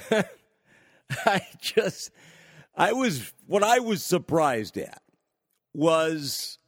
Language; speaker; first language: English; native; English